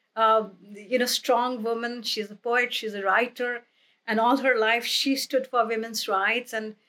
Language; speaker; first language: English; non-native, local second language; Hindi